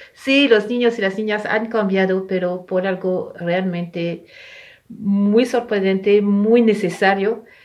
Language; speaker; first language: Spanish; non-native, fluent; French